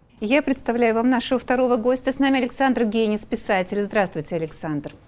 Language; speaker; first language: Russian; native; Russian